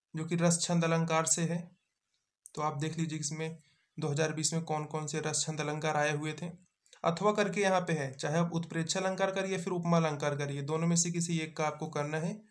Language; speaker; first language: Hindi; native; Hindi